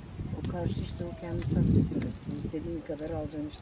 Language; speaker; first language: Turkish; native; Turkish